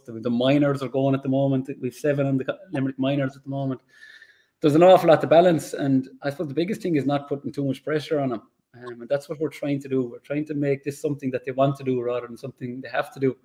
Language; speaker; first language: English; native; English